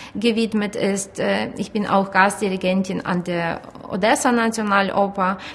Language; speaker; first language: German; non-native, fluent; Ukrainian